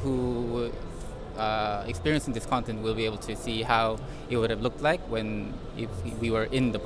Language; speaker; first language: English; non-native, fluent; Korean